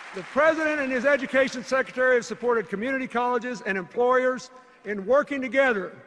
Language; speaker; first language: English; native; English